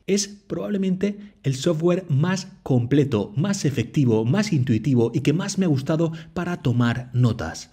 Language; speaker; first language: Spanish; native; Spanish